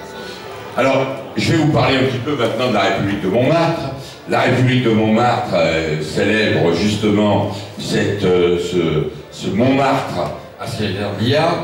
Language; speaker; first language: French; native; French